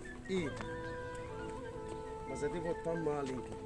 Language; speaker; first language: Russian; non-native, learner; Arabic